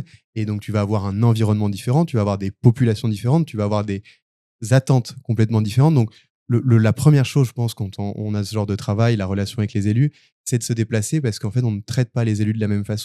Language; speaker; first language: French; native; French